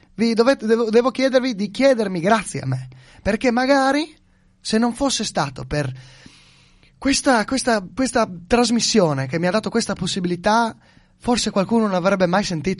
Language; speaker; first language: Italian; non-native, local second language; Friulian